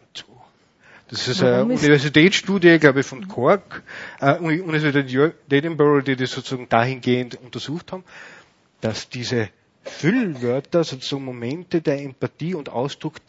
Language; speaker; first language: German; native; German